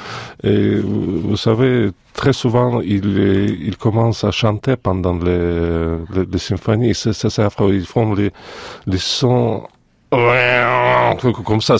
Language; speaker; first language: French; non-native, fluent; Russian